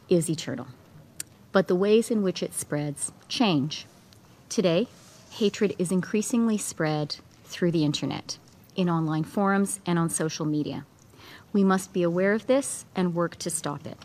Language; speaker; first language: English; native; English